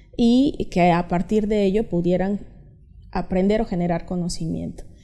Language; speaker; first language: Spanish; native; Spanish